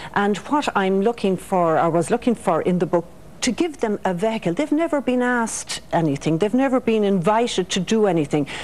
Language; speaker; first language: English; native; English